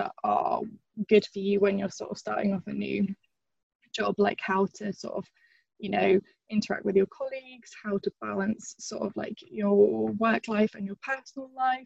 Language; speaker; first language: English; native; English